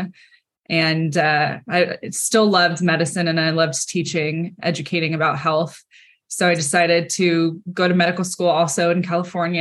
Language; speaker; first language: English; native; English